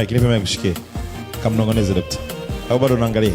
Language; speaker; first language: Swahili; native; Swahili